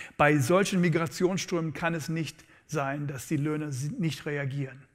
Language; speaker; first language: German; non-native, fluent; English